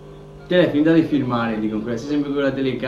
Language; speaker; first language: Italian; native; Italian